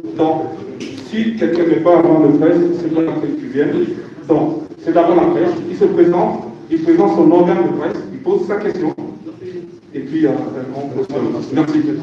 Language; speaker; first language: French; non-native, local second language; Lingala